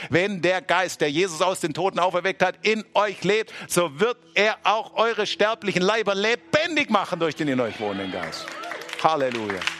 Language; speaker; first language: German; native; German